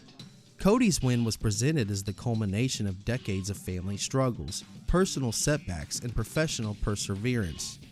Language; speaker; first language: English; native; English